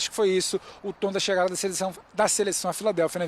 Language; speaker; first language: Portuguese; native; Portuguese